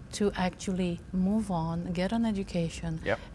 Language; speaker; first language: English; non-native, fluent; Romanian